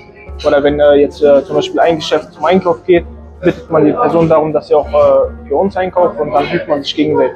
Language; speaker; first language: German; early bilingual, other home language; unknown